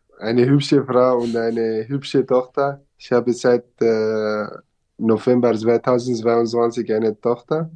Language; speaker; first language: German; non-native, fluent; Kurdish